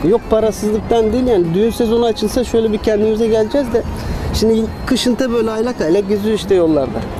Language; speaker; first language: Turkish; native; Turkish